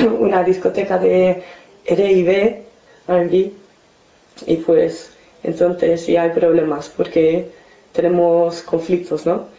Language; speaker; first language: Spanish; non-native, fluent; English